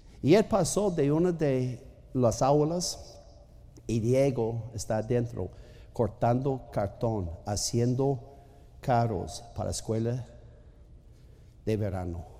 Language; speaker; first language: Spanish; non-native, fluent; English